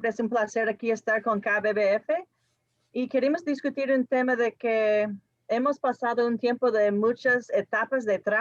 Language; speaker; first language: Spanish; non-native, fluent; English